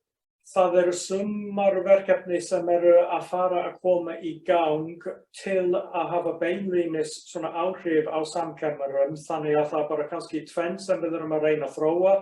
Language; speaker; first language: Icelandic; non-native, fluent; English